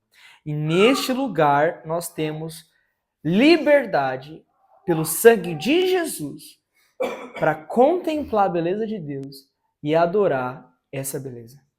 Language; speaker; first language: Portuguese; native; Portuguese